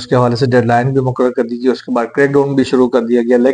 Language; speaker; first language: Urdu; native; Urdu